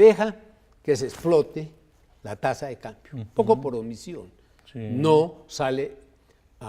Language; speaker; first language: Spanish; native; Spanish